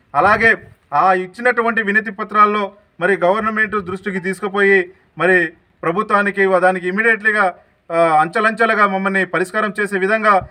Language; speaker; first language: Telugu; non-native, local second language; Lambadi